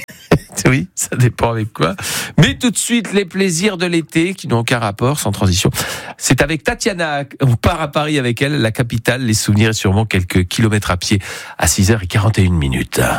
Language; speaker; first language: French; native; French